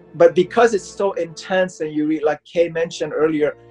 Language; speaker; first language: English; non-native, fluent; Persian